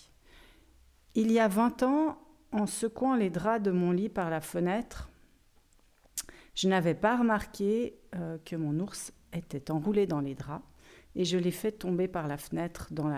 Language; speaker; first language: French; native; French